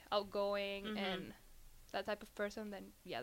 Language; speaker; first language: English; non-native, fluent; Spanish